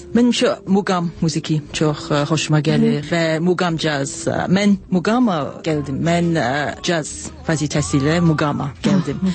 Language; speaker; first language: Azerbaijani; non-native, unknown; English